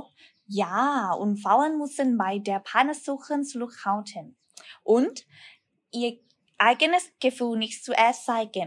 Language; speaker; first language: German; non-native, learner; Thai